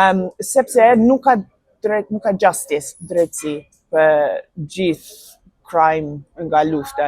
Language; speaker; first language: Albanian; non-native, learner; English